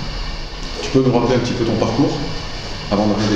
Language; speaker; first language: French; native; French